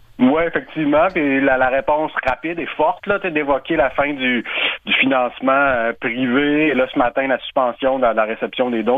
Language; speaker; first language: French; native; French